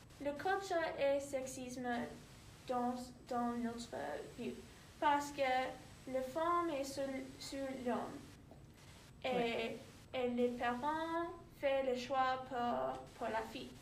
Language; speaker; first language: French; non-native, learner; English